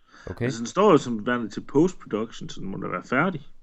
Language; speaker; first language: Danish; native; Danish